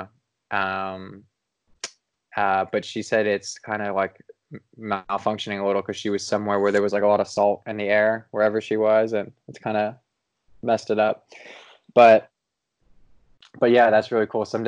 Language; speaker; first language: English; native; English